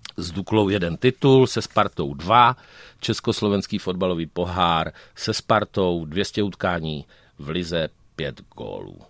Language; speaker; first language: Czech; native; Czech